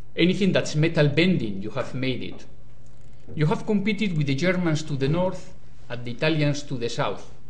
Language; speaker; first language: English; non-native, learner; Basque